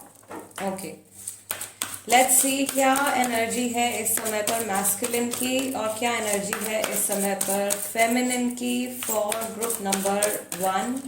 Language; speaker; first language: Hindi; native; Hindi